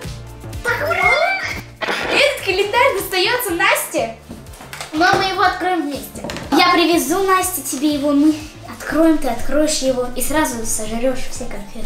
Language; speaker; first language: Russian; native; Russian